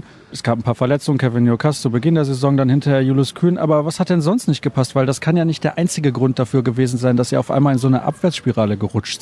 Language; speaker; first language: German; native; German